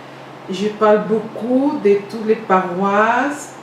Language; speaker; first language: French; non-native, fluent; Spanish